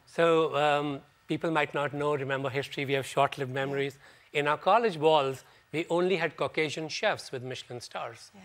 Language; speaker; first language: English; non-native, local second language; Punjabi